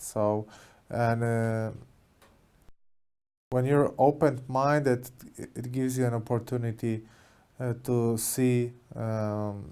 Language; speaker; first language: English; non-native, fluent; Polish